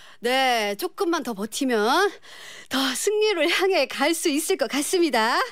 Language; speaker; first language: Korean; native; Korean